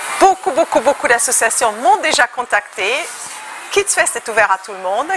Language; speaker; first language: French; non-native, fluent; German